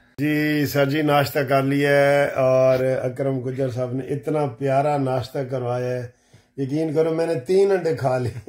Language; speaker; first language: Urdu; non-native, local second language; Punjabi